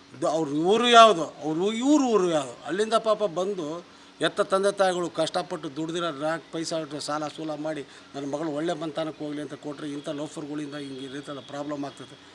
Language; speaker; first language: Kannada; non-native, local second language; Lambadi